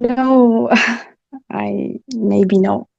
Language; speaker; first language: English; non-native, learner; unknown